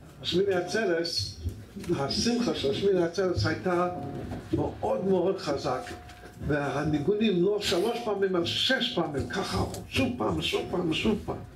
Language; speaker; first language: Hebrew; non-native, fluent; English